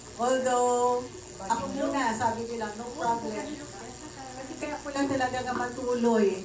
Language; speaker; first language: Filipino; non-native, local second language; Iloko